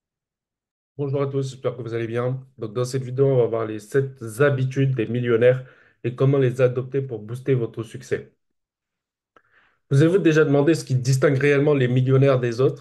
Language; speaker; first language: French; native; French